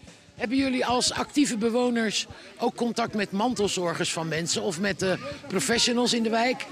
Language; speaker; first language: Dutch; native; Dutch